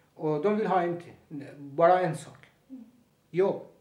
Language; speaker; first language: Swedish; non-native, fluent; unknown